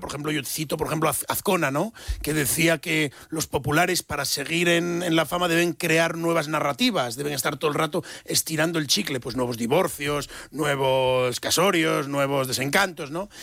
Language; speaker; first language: Spanish; native; Spanish